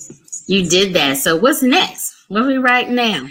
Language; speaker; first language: English; native; English